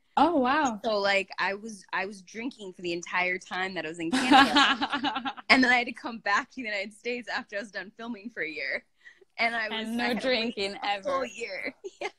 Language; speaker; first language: English; native; English